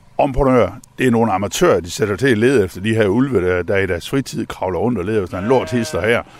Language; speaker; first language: Danish; native; Danish